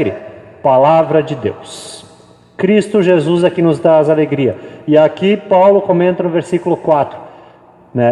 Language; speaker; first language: Portuguese; native; Portuguese